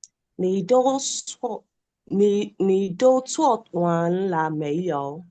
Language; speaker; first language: Chinese; non-native, learner; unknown